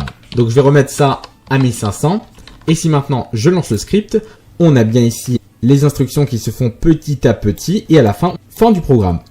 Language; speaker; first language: French; native; French